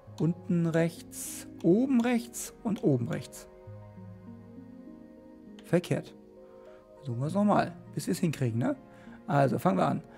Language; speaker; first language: German; native; German